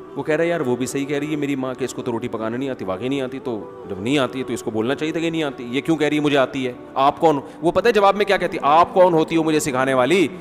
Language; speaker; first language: Urdu; native; Urdu